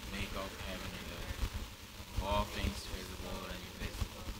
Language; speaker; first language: English; non-native, fluent; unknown